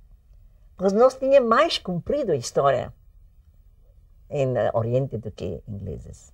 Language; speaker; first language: Portuguese; early bilingual, heritage; English